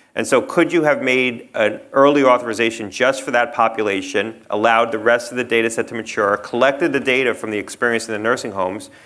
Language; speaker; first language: English; native; English